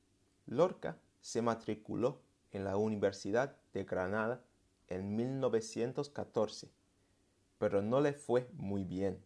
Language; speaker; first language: Spanish; non-native, fluent; English